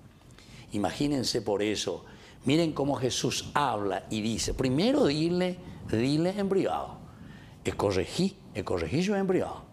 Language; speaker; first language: Spanish; native; Spanish